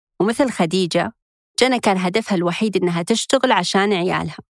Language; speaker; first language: Arabic; native; Arabic